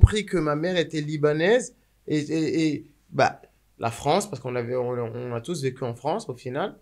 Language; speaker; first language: French; native; French